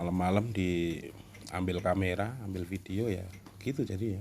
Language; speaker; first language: Indonesian; native; Indonesian